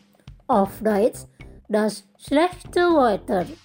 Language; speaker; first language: German; non-native, fluent; Indonesian